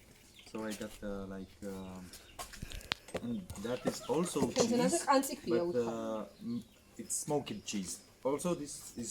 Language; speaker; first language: English; non-native, learner; Romanian